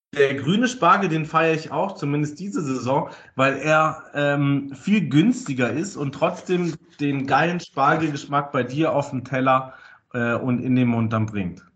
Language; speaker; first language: German; native; German